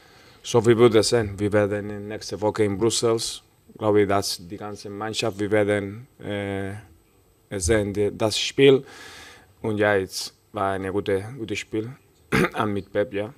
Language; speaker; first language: German; non-native, fluent; Spanish